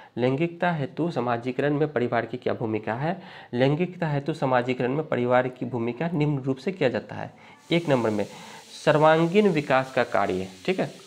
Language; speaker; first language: Hindi; native; Hindi